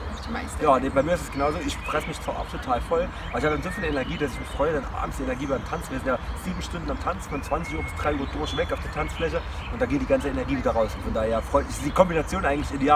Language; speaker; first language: German; native; German